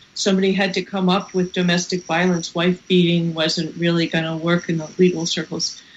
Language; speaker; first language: English; native; English